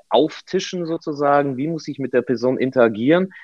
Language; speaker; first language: German; non-native, fluent; Polish